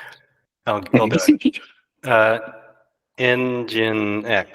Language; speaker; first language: English; native; English